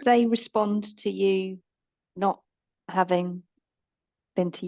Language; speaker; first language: English; native; English